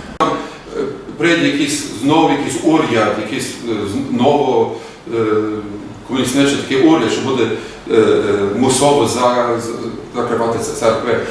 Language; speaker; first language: Ukrainian; early bilingual, heritage; Ukrainian